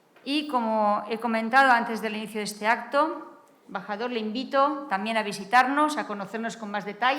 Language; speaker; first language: Spanish; native; Spanish